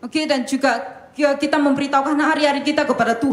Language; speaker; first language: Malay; non-native, local second language; Chinese